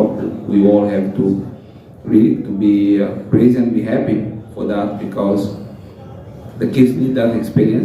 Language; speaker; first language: English; non-native, fluent; Spanish